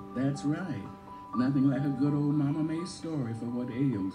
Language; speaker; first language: English; non-native, fluent; French